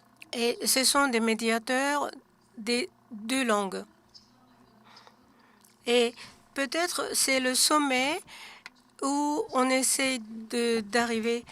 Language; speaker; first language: French; non-native, fluent; Japanese